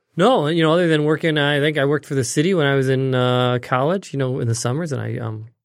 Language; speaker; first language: English; native; English